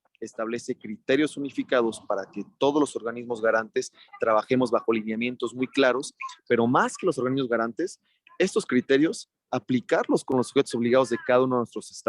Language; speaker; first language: Spanish; native; Spanish